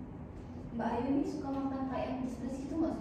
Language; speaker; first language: Indonesian; native; Indonesian